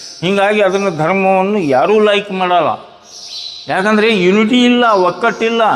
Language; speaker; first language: Kannada; native; Kannada